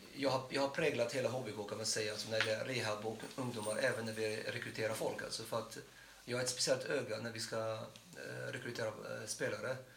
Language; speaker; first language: Swedish; non-native, fluent; Arabic